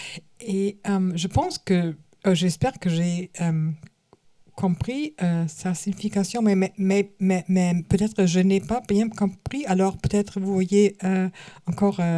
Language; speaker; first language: French; non-native, learner; German